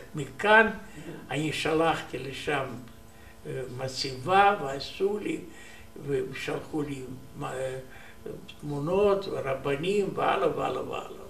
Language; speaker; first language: Hebrew; non-native, learner; Romanian